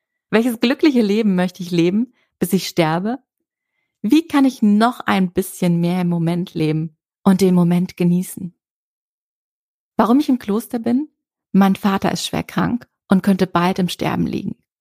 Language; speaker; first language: German; native; German